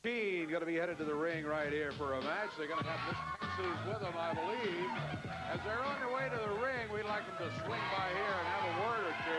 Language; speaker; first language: English; native; English